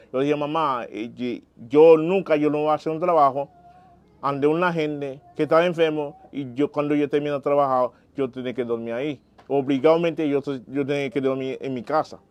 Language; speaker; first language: Spanish; non-native, learner; Haitian Creole